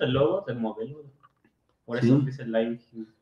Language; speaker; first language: Spanish; native; Spanish